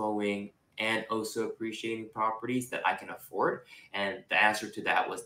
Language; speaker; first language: English; non-native, local second language; Japanese